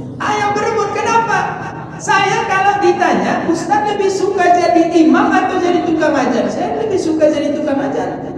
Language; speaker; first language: Indonesian; non-native, local second language; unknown